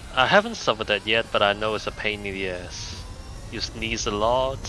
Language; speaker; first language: English; non-native, local second language; Cantonese